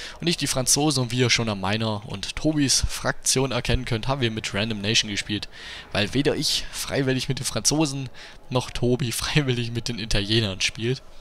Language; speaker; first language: German; native; German